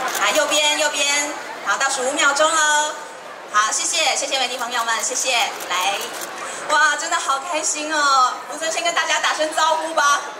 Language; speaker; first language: Chinese; native; Chinese